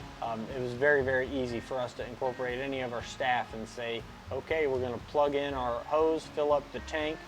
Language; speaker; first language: English; native; English